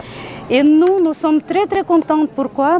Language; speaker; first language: French; non-native, fluent; Russian